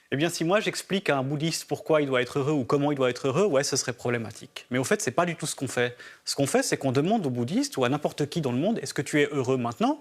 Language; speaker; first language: French; native; French